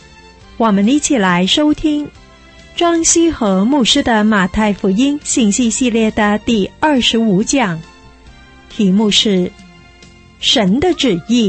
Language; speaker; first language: Chinese; native; Chinese